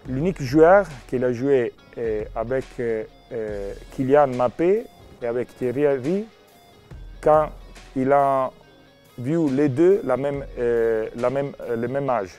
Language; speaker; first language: French; non-native, learner; Italian